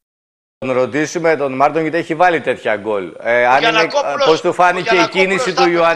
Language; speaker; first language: Greek; native; Greek